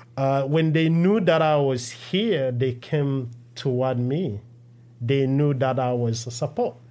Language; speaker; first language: English; non-native, local second language; Kinyarwanda